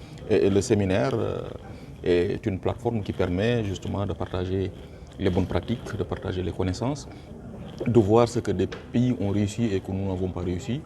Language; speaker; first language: French; non-native, local second language; Wolof